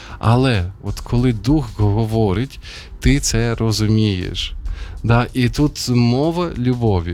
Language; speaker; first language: Ukrainian; native; Ukrainian